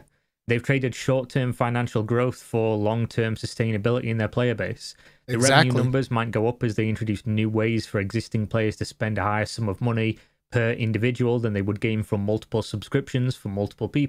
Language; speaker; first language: English; native; English